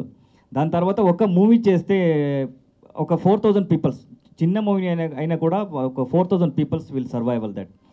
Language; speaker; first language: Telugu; non-native, learner; Kannada